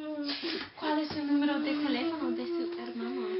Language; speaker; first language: Spanish; non-native, learner; English